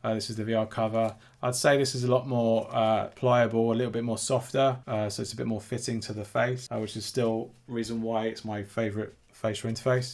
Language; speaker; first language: English; native; English